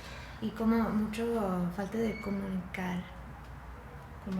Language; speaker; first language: Spanish; non-native, fluent; English